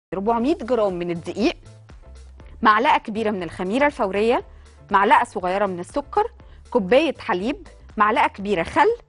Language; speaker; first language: Arabic; native; Arabic